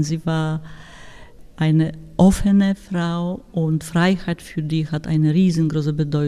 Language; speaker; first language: German; non-native, fluent; Polish